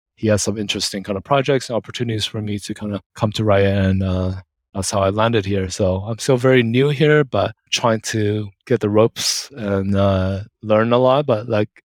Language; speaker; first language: English; native; English